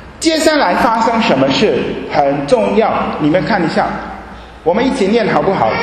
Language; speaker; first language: Chinese; non-native, fluent; German